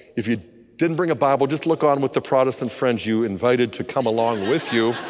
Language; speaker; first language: English; native; English